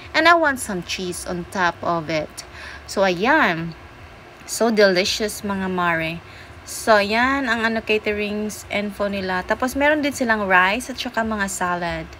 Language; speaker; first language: Filipino; non-native, local second language; Cebuano